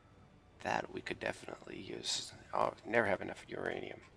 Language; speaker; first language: English; native; English